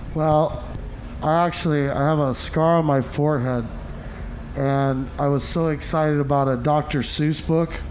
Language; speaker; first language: English; native; English